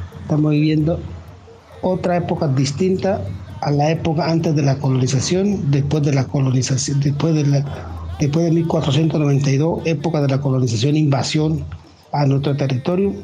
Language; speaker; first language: Spanish; non-native, local second language; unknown